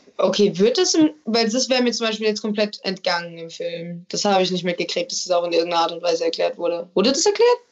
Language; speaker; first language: German; early bilingual, other home language; English